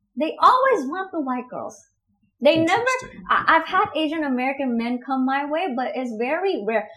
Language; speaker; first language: English; non-native, fluent; Indonesian